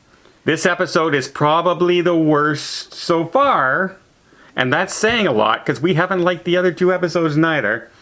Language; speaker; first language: English; native; English